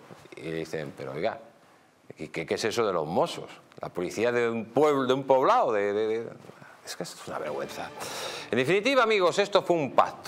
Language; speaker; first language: Spanish; native; Spanish